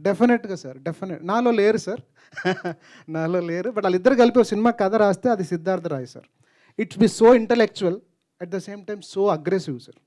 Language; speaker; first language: Telugu; native; Telugu